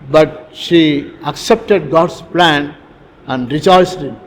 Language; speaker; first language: English; non-native, local second language; Tamil